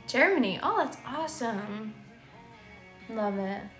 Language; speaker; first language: English; native; English